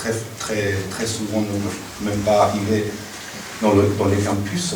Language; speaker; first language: French; non-native, fluent; Spanish